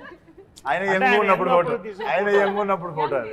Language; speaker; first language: Telugu; native; Telugu